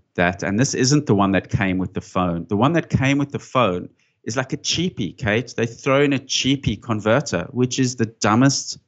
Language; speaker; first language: English; native; English